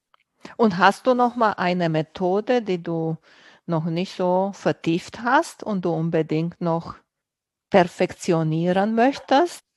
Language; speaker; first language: German; non-native, fluent; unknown